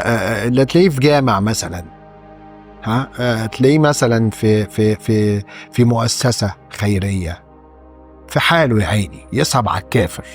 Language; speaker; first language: Arabic; native; Arabic